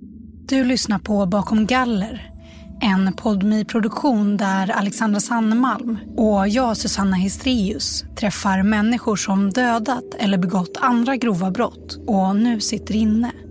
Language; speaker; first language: Swedish; native; Swedish